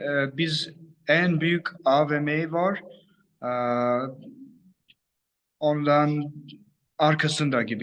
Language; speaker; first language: Turkish; non-native, learner; English